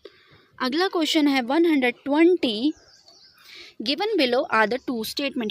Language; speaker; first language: Hindi; native; Hindi